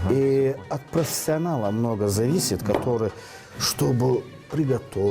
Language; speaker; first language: Russian; non-native, fluent; Azerbaijani